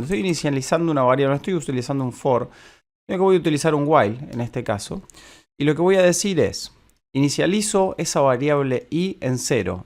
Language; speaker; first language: Spanish; native; Spanish